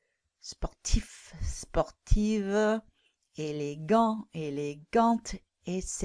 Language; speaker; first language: French; non-native, fluent; English